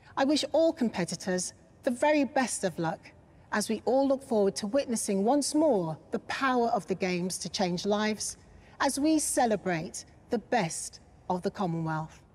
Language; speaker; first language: English; native; English